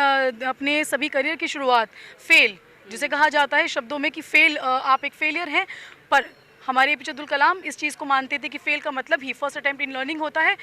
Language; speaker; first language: Hindi; native; Hindi